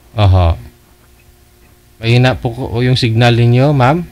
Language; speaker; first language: Filipino; native; Filipino